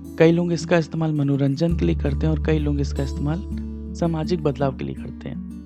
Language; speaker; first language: Hindi; native; Hindi